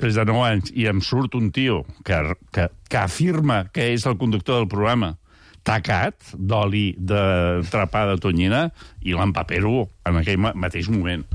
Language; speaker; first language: Catalan; native; Catalan